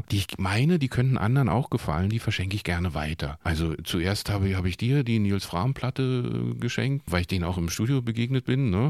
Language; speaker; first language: German; native; German